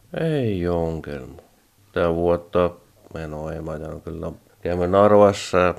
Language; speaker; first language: Finnish; non-native, learner; Estonian